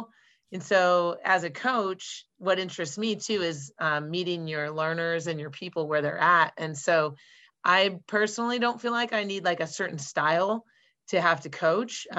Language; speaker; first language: English; native; English